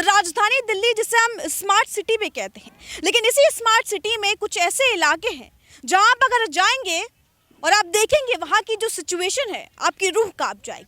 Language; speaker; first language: Hindi; native; Hindi